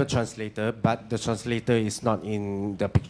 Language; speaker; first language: English; non-native, learner; Chinese